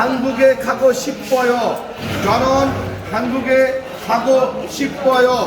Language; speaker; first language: Korean; non-native, fluent; Bangla